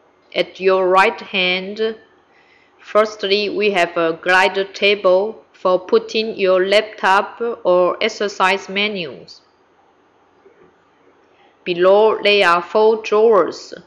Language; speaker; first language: English; non-native, fluent; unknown